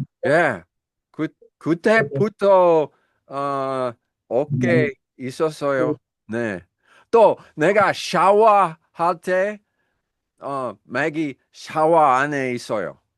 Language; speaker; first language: Korean; non-native, learner; English